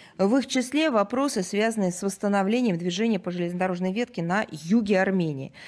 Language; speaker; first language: Russian; native; Russian